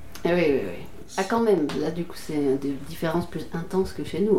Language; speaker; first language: French; native; French